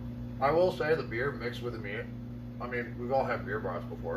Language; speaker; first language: English; native; English